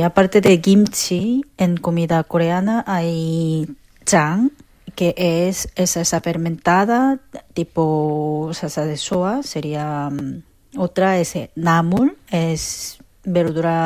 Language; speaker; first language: Spanish; non-native, fluent; Korean